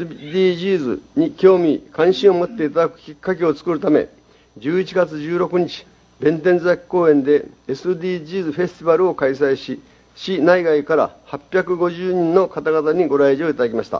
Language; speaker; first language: Japanese; native; Japanese